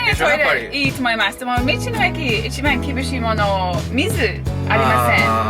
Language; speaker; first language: Japanese; non-native, learner; English